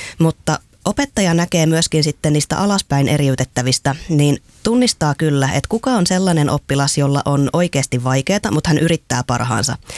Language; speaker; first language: Finnish; native; Finnish